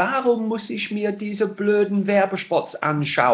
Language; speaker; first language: German; non-native, fluent; English